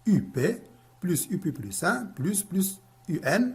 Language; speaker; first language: French; non-native, local second language; Arabic